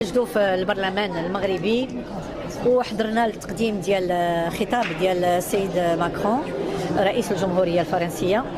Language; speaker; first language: Arabic; native; Arabic